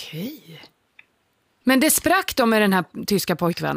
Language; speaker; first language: Swedish; native; Swedish